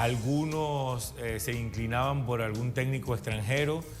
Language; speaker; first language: Spanish; native; Spanish